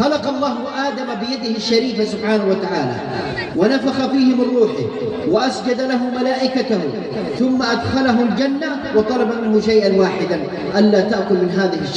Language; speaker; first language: Arabic; native; Arabic